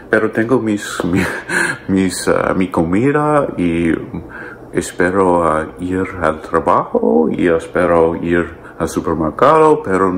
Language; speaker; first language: Spanish; non-native, learner; English